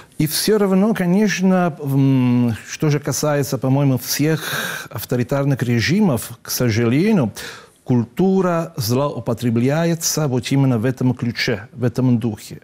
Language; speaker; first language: Russian; non-native, fluent; Italian